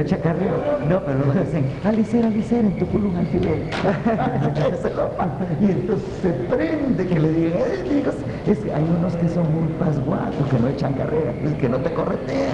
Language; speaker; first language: Spanish; native; Spanish